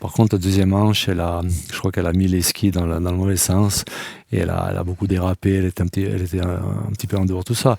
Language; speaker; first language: French; native; French